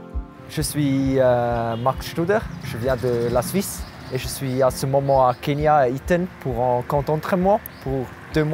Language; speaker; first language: French; non-native, local second language; German